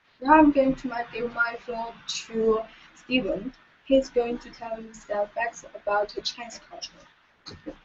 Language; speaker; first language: English; non-native, learner; Chinese